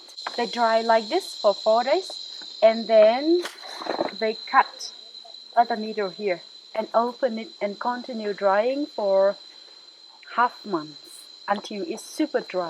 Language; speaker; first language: English; non-native, fluent; Vietnamese